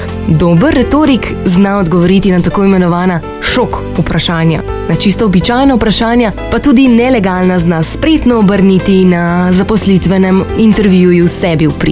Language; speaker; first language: Slovenian; native; Slovenian